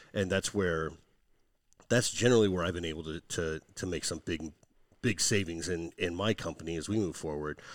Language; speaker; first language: English; native; English